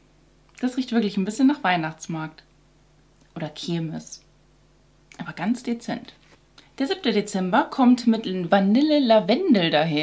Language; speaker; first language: German; native; German